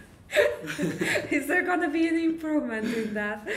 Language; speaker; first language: English; non-native, fluent; Polish